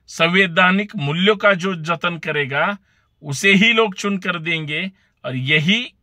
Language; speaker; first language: Hindi; non-native, local second language; Marathi